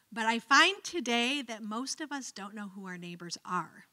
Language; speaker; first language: English; native; English